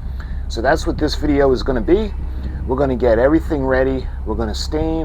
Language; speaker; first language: English; native; English